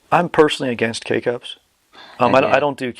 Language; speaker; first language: English; native; English